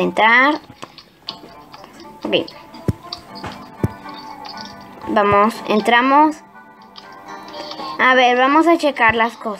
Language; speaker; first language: Spanish; native; Spanish